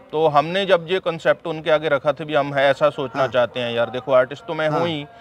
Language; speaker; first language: Hindi; native; Hindi